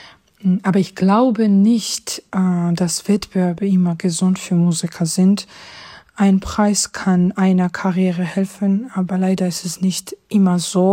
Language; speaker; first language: German; non-native, fluent; Georgian